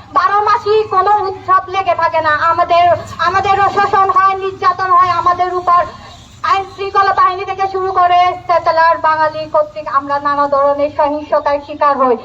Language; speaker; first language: Bangla; non-native, local second language; Chakma